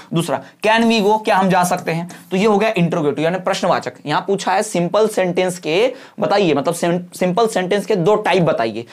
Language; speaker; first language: Hindi; non-native, local second language; Bhojpuri